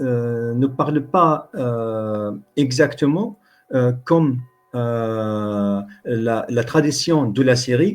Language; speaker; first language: French; non-native, fluent; Arabic